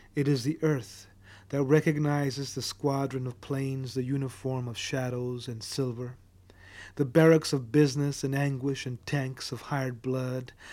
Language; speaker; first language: English; early bilingual, other home language; Spanish